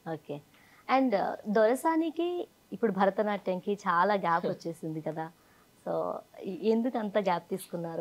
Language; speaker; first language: Telugu; native; Telugu